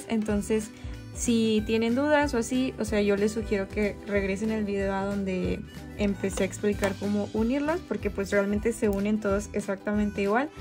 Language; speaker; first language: Spanish; native; Spanish